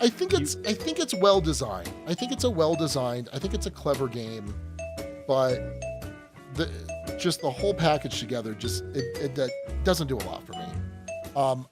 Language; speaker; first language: English; native; English